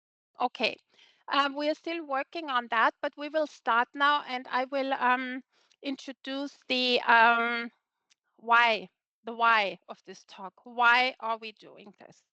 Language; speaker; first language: English; non-native, fluent; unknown